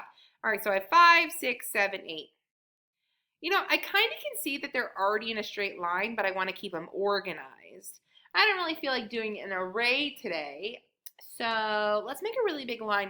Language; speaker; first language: English; native; English